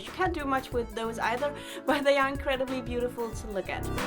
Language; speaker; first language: English; non-native, fluent; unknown